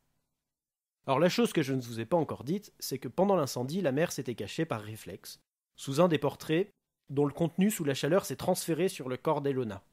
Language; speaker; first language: French; native; French